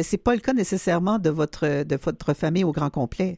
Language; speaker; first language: French; native; French